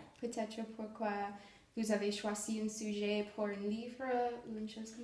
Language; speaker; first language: French; non-native, learner; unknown